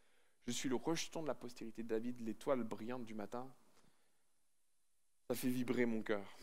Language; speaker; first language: French; native; French